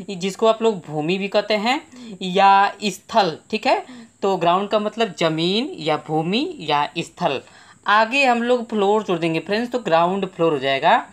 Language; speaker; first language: Hindi; native; Hindi